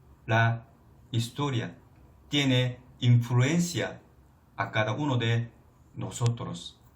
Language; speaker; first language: Spanish; non-native, fluent; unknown